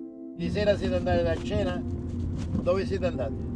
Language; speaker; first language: Italian; native; Italian